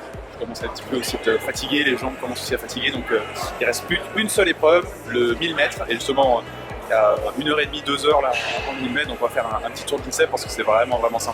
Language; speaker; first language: French; native; French